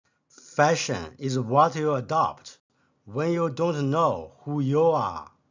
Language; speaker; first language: English; non-native, fluent; Chinese